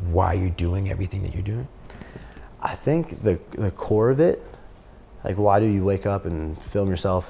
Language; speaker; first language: English; native; English